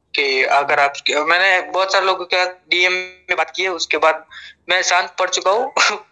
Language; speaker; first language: Hindi; non-native, local second language; Gujarati